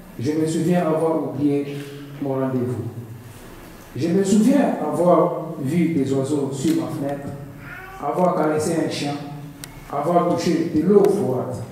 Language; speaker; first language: French; non-native, learner; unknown